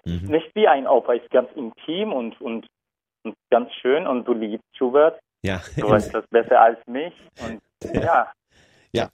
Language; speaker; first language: German; non-native, learner; Turkish